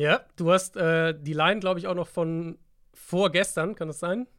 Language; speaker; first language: German; native; German